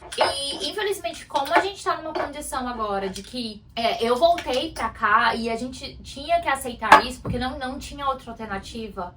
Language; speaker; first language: Portuguese; native; Portuguese